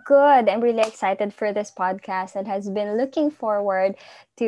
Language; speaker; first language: English; non-native, local second language; Cebuano